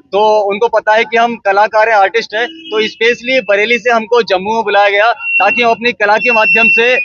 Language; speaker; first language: Hindi; native; Hindi